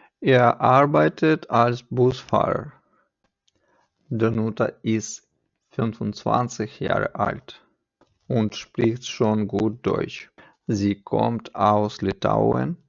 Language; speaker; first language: German; non-native, fluent; Ukrainian